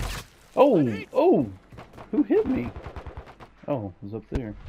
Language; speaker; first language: English; native; English